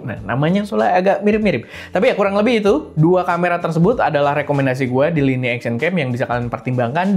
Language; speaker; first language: Indonesian; native; Indonesian